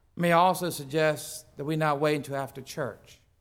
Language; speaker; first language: English; native; English